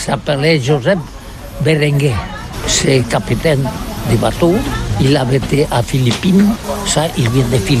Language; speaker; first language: French; non-native, learner; Catalan